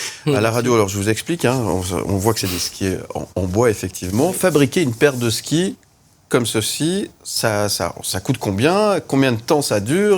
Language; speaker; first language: French; native; French